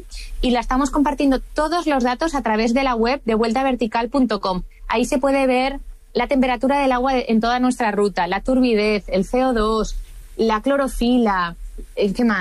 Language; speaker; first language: Spanish; native; Spanish